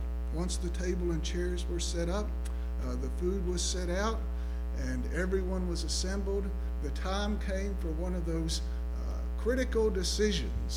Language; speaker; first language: English; native; English